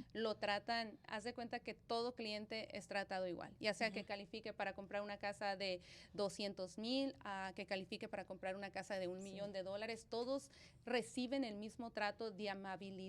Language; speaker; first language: Spanish; early bilingual, other home language; English